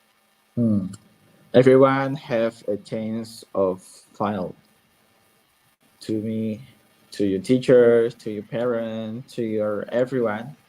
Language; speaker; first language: English; non-native, learner; Indonesian